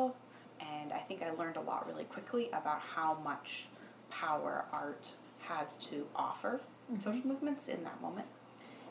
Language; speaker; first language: English; native; English